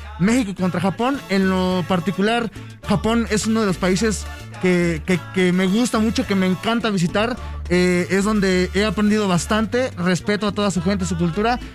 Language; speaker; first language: Spanish; native; Spanish